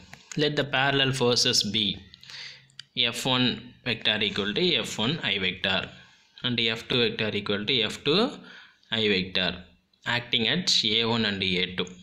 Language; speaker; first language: Tamil; native; Tamil